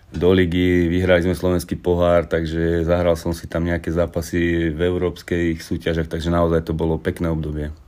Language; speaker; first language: Slovak; native; Slovak